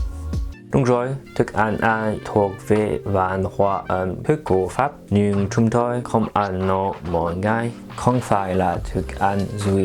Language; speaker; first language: Vietnamese; non-native, learner; French